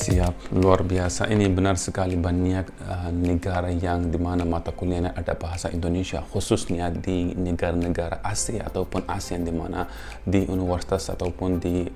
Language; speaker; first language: Indonesian; non-native, fluent; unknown